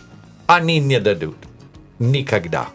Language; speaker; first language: Russian; non-native, learner; English